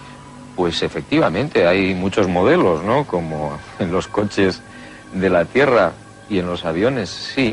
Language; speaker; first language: Spanish; native; Spanish